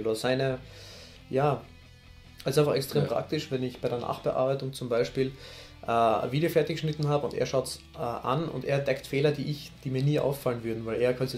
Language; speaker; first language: German; native; German